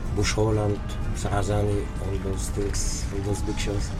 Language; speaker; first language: English; early bilingual, other home language; French